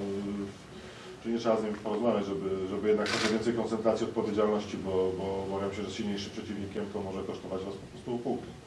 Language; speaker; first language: Polish; native; Polish